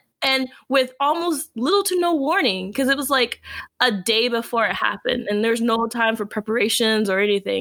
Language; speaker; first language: English; native; English